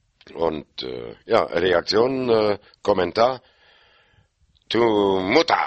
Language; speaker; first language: Spanish; non-native, learner; German